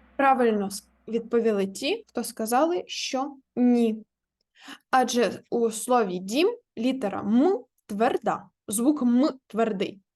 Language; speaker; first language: Ukrainian; native; Ukrainian